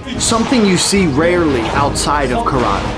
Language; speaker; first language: English; native; English